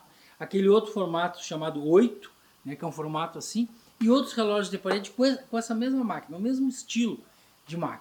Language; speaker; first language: Portuguese; native; Portuguese